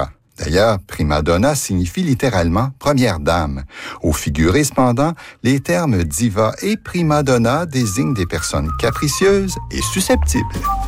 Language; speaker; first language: French; native; French